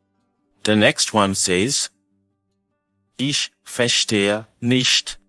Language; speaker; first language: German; non-native, fluent; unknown